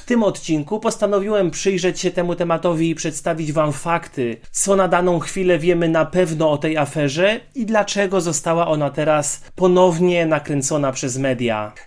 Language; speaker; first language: Polish; native; Polish